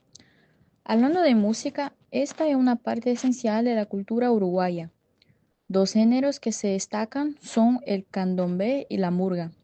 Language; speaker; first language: Spanish; non-native, learner; Portuguese